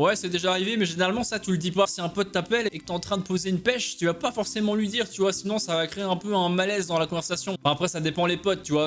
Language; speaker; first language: French; native; French